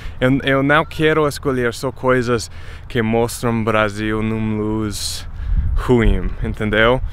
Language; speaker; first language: Portuguese; non-native, fluent; English